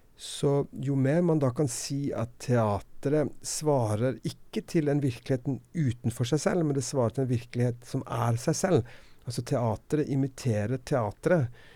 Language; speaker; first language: Norwegian; native; Norwegian